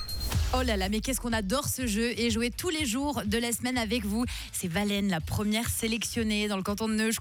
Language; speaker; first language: French; native; French